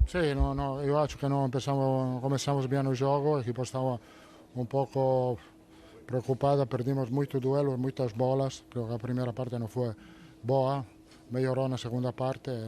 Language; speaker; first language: Portuguese; non-native, fluent; Italian